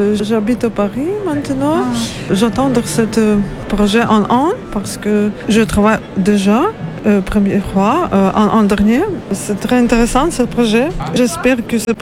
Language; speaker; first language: French; non-native, learner; Ukrainian